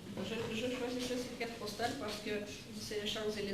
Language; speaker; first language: French; non-native, learner; Russian